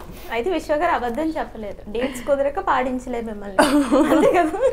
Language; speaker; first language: Telugu; native; Telugu